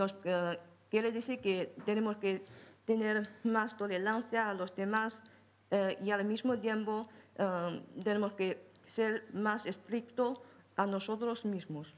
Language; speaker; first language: Spanish; non-native, fluent; Chinese